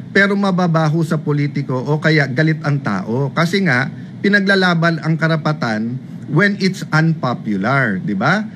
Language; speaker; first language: Filipino; native; Filipino